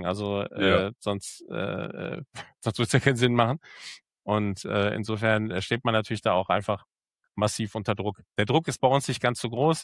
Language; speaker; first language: German; native; German